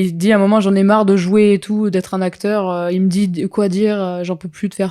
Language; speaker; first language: French; native; French